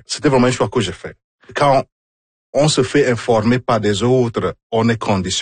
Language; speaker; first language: French; non-native, fluent; Igbo